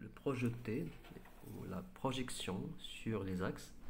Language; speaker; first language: French; non-native, local second language; Arabic